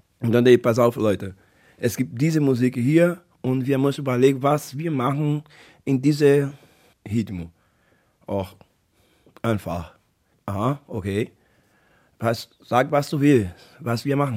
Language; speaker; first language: German; non-native, learner; Portuguese